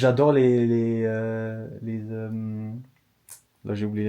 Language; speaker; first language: French; non-native, fluent; English